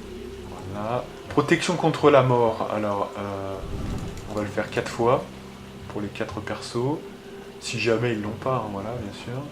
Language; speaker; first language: French; native; French